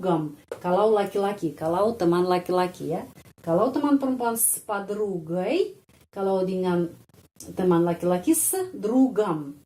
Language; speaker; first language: Indonesian; non-native, fluent; Russian